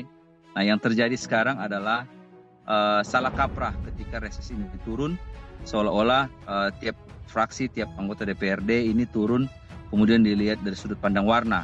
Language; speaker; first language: Indonesian; non-native, local second language; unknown